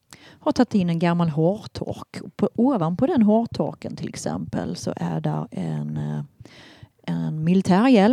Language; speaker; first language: Swedish; native; Swedish